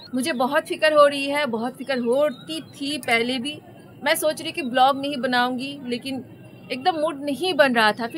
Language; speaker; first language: Hindi; non-native, local second language; Bangla